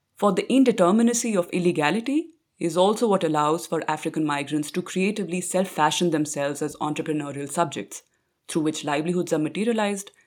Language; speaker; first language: English; non-native, local second language; Punjabi